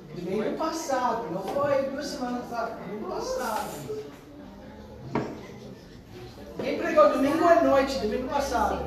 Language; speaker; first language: Portuguese; non-native, fluent; English